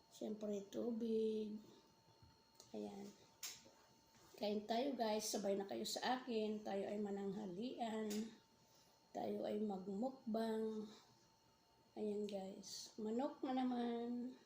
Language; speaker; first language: Filipino; non-native, local second language; Bikol